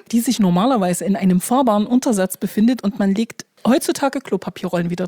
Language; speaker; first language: German; native; German